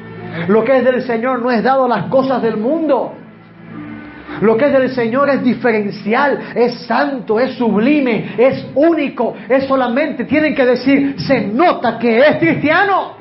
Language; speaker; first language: Spanish; native; Spanish